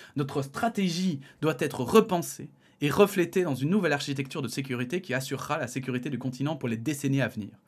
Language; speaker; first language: French; native; French